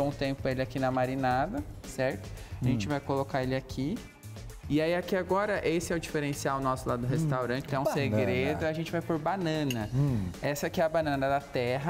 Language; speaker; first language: Portuguese; native; Portuguese